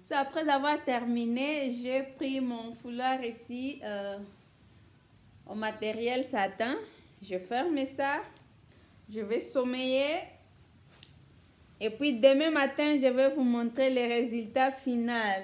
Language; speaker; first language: French; non-native, local second language; Swahili